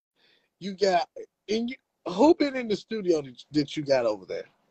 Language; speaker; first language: English; native; English